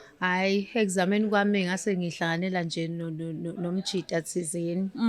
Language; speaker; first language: Zulu; native; Zulu